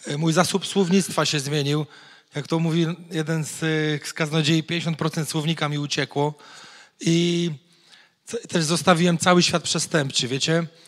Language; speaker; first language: Polish; native; Polish